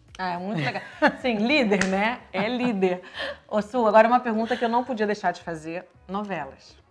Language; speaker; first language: Portuguese; native; Portuguese